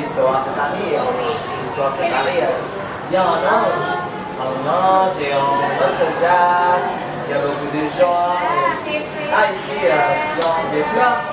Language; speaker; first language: French; non-native, learner; Thai